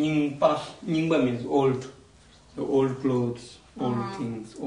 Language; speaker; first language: English; non-native, learner; Tibetan